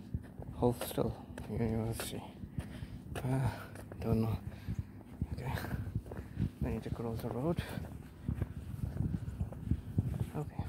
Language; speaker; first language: English; non-native, learner; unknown